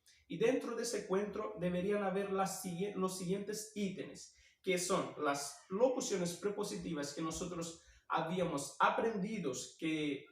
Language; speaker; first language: Spanish; non-native, fluent; Portuguese